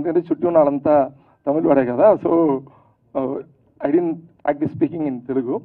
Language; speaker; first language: Telugu; early bilingual, heritage; Tamil